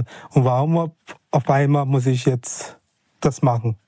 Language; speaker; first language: German; non-native, fluent; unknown